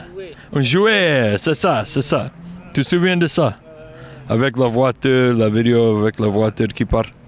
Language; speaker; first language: French; non-native, learner; English